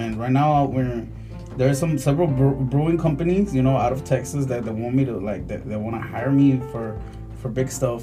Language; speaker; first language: English; early bilingual, other home language; Spanish